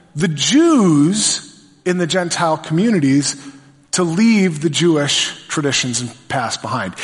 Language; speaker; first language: English; native; English